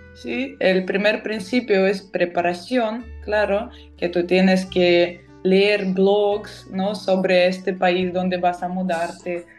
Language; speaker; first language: Spanish; non-native, fluent; Russian